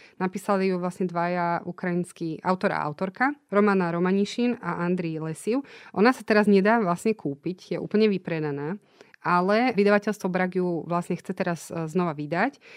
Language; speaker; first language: Slovak; native; Slovak